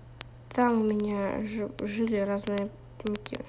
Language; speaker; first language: Russian; native; Russian